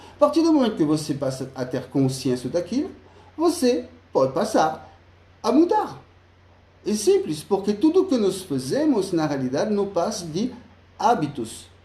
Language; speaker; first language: Portuguese; non-native, fluent; French